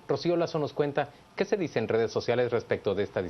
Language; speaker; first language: Spanish; native; Spanish